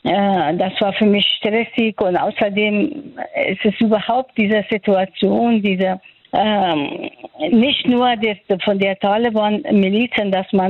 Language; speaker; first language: German; non-native, fluent; Persian